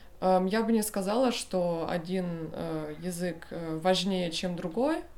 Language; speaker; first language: Russian; early bilingual, heritage; Russian